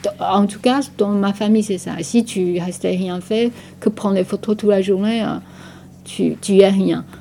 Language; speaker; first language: French; non-native, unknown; Min Nan Chinese